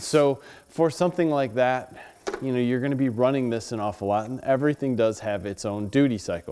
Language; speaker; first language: English; native; English